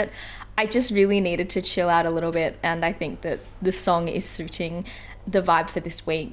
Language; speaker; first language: English; native; English